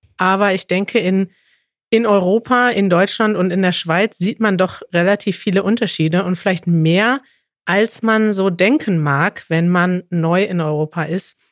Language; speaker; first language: German; native; German